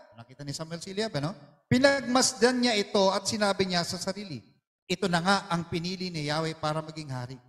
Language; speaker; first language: Filipino; non-native, local second language; Iloko